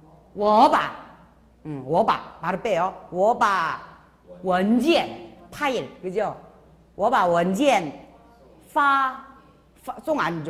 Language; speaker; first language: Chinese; non-native, fluent; Korean